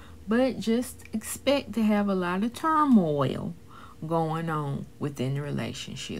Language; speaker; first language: English; native; English